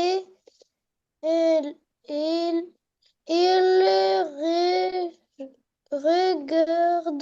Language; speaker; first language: French; non-native, learner; Arabic